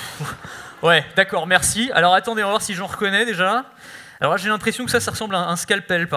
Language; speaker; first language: French; native; French